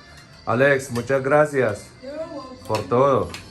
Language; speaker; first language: Spanish; non-native, learner; English